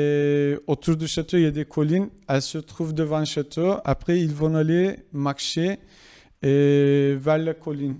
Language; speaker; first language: French; non-native, fluent; Kurdish